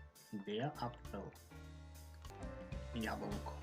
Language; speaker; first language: German; non-native, fluent; Macedonian